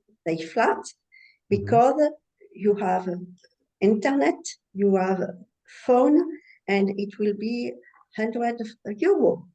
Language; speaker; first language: English; non-native, learner; French